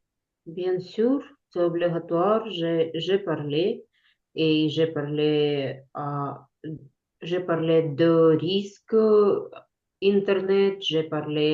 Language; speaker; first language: French; non-native, learner; Ukrainian